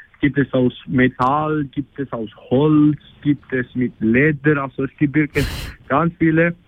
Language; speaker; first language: German; non-native, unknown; Spanish